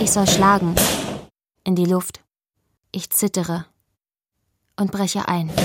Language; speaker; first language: German; native; German